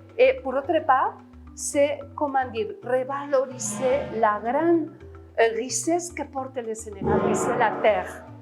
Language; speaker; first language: French; non-native, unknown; Spanish